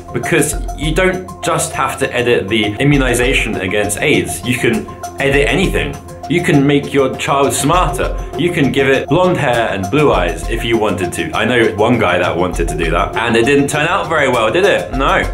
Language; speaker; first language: English; native; English